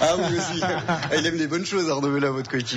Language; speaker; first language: French; native; French